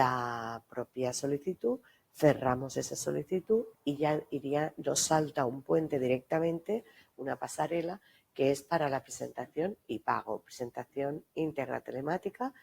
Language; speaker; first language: Spanish; native; Spanish